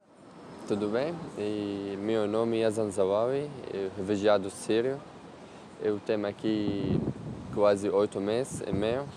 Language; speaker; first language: Portuguese; non-native, learner; Arabic